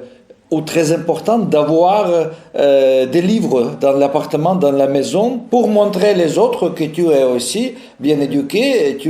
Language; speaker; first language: French; non-native, fluent; Russian